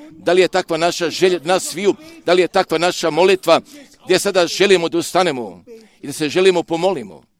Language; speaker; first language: Croatian; non-native, fluent; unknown